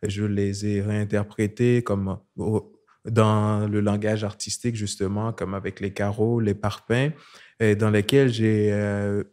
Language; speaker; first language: French; non-native, local second language; Haitian Creole